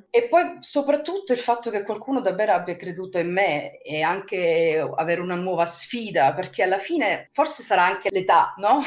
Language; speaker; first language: Italian; early bilingual, heritage; Italian